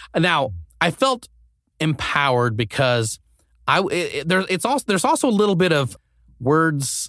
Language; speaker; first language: English; native; English